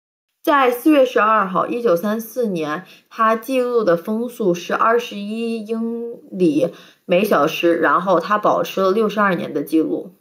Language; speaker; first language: Chinese; early bilingual, heritage; Chinese